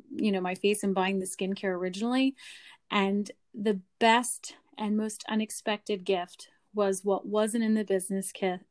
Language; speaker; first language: English; native; English